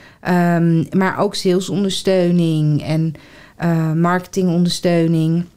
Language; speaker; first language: Dutch; native; Dutch